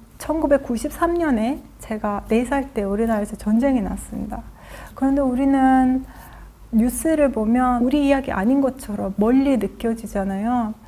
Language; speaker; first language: Korean; non-native, fluent; Azerbaijani